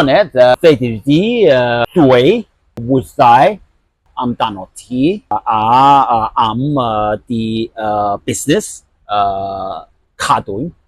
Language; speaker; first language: Welsh; non-native, learner; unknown